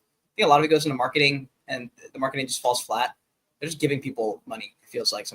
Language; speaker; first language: English; native; English